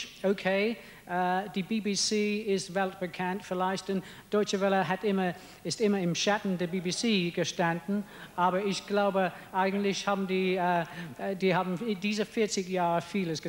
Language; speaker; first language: German; non-native, fluent; English